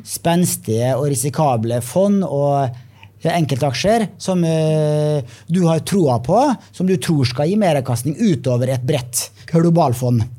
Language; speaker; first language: Norwegian; native; Norwegian